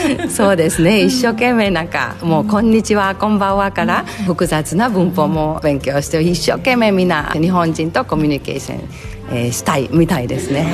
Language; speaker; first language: Japanese; non-native, fluent; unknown